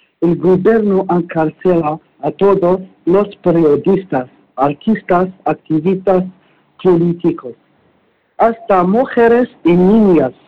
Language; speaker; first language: Spanish; non-native, learner; Arabic